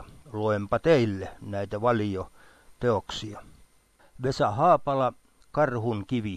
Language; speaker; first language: Finnish; native; Finnish